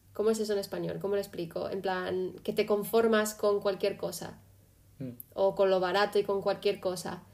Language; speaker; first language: Spanish; early bilingual, other home language; English